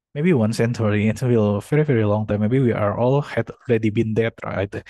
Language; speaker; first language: English; non-native, fluent; Indonesian